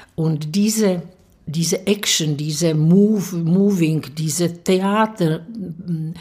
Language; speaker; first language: German; non-native, fluent; Czech